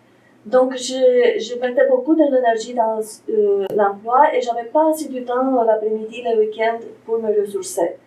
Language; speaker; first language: French; non-native, fluent; Romanian